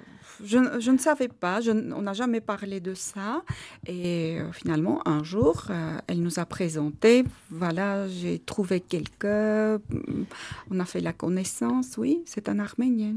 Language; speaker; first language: French; non-native, learner; Armenian